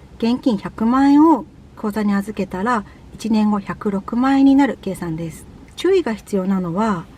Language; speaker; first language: Japanese; native; Japanese